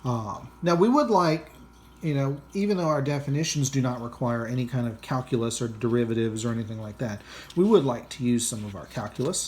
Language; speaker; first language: English; native; English